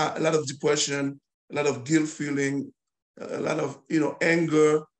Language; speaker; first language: English; non-native, fluent; Haitian Creole